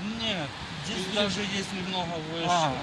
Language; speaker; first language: Russian; non-native, local second language; Ukrainian